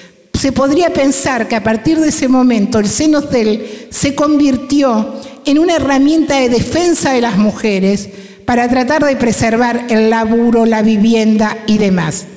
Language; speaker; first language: Spanish; native; Spanish